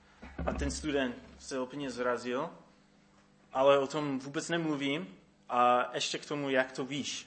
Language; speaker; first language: Czech; non-native, fluent; English